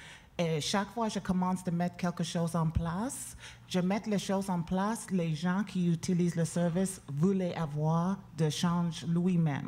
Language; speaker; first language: French; non-native, learner; English